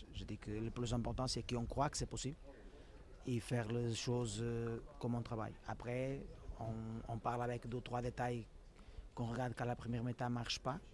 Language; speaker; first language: French; non-native, learner; Portuguese